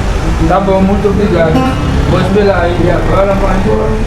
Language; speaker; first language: Portuguese; non-native, learner; Haitian Creole